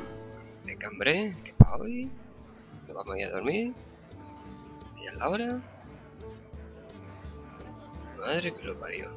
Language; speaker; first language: Spanish; native; Spanish